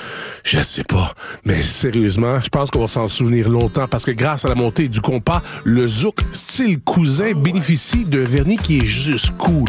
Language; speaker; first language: French; native; French